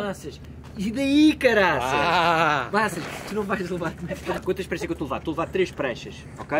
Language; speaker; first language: Portuguese; early bilingual, heritage; Portuguese